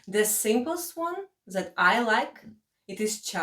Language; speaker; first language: English; non-native, fluent; Latvian